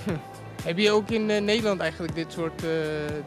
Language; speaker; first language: Dutch; early bilingual, other home language; Turkish